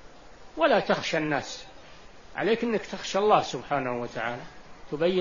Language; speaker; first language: Arabic; native; Arabic